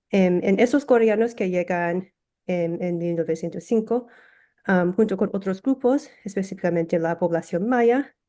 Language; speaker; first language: Spanish; early bilingual, heritage; English